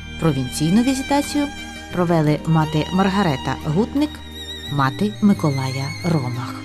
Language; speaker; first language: Ukrainian; native; Ukrainian